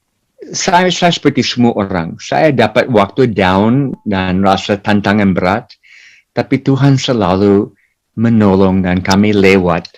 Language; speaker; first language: Indonesian; non-native, fluent; English